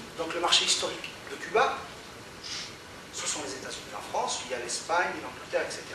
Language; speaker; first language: French; native; French